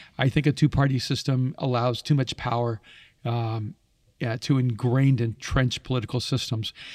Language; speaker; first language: English; early bilingual, other home language; Spanish